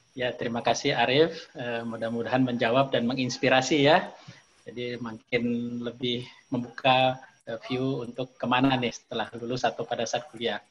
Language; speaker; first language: Indonesian; native; Indonesian